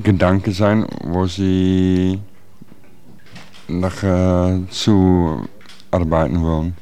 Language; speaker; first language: German; non-native, learner; Dutch